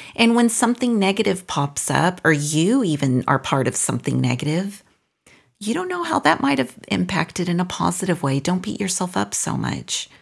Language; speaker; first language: English; non-native, fluent; Spanish